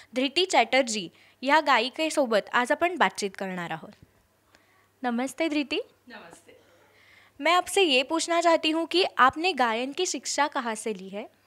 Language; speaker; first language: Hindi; non-native, local second language; Marathi